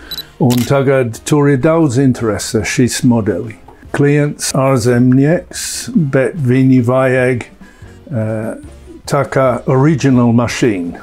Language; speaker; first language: Latvian; non-native, learner; English